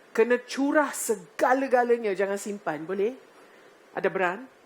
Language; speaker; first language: Malay; native; Malay